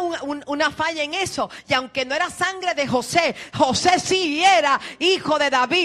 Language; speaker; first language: Spanish; native; Spanish